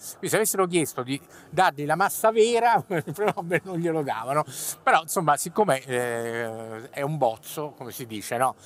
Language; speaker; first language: Italian; native; Italian